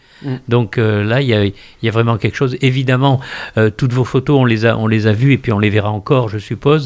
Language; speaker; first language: French; native; French